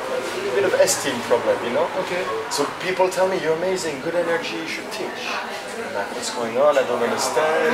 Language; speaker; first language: English; non-native, fluent; French